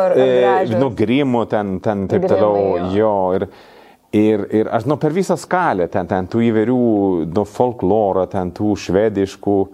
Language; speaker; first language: Lithuanian; non-native, fluent; Swedish